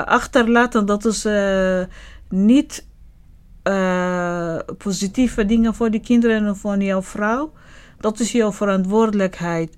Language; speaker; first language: Dutch; non-native, learner; Arabic